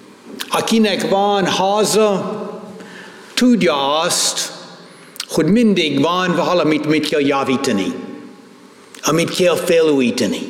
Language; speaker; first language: Hungarian; non-native, fluent; English